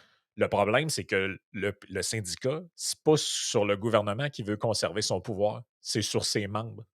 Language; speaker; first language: French; native; French